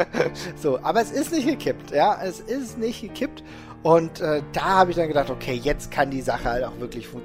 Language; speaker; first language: German; native; German